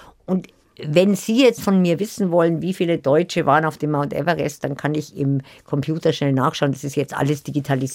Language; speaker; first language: German; native; German